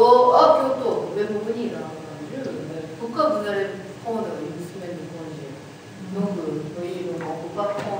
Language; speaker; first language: French; non-native, learner; Japanese